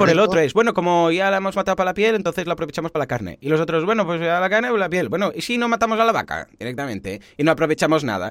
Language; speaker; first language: Spanish; native; Spanish